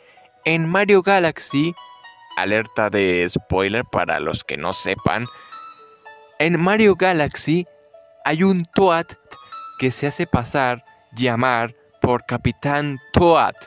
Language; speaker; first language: Spanish; native; Spanish